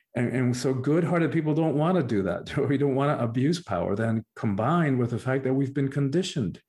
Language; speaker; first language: English; early bilingual, other home language; Spanish